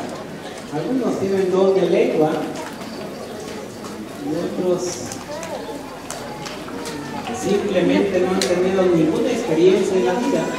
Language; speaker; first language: Spanish; native; Spanish